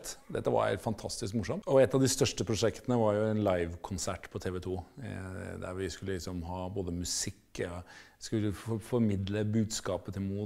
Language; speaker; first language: Norwegian; native; Norwegian